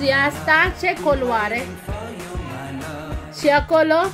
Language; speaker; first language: Romanian; non-native, learner; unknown